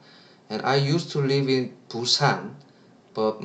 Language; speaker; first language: English; non-native, learner; Korean